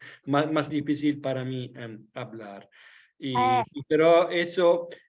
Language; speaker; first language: Spanish; non-native, learner; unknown